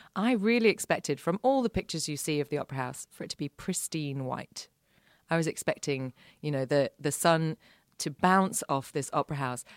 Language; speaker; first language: English; native; English